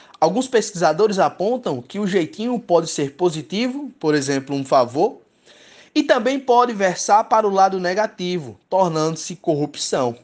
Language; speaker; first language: Portuguese; native; Portuguese